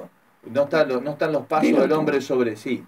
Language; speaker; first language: Spanish; native; Spanish